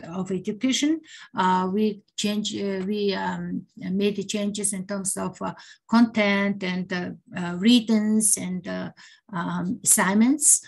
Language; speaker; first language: English; non-native, learner; Mongolian